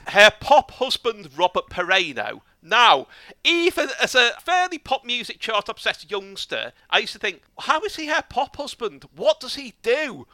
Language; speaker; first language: English; native; English